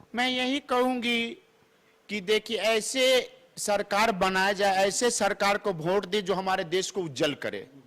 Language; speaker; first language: Hindi; native; Hindi